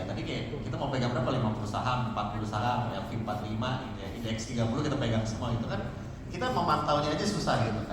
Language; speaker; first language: Indonesian; native; Indonesian